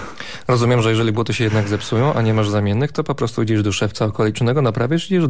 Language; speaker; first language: Polish; native; Polish